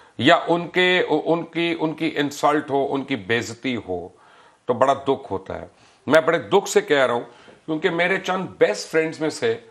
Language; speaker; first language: Urdu; native; Urdu